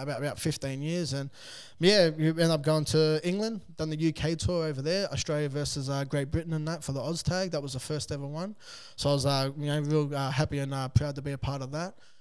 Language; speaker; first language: English; native; English